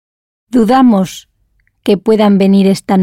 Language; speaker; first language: Spanish; non-native, learner; English